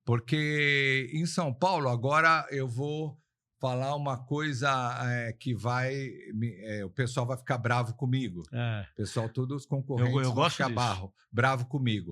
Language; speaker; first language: Portuguese; native; Portuguese